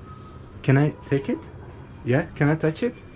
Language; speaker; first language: English; non-native, fluent; Azerbaijani